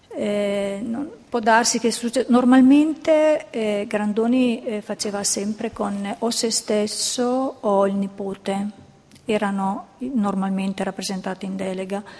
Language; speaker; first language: Italian; native; Italian